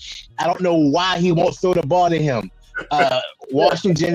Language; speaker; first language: English; native; English